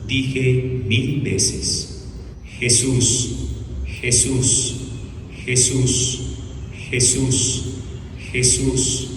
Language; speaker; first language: Spanish; native; Spanish